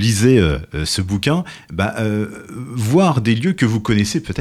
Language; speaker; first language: French; native; French